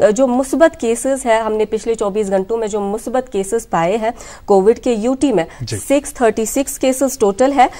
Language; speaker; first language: Hindi; non-native, local second language; Kashmiri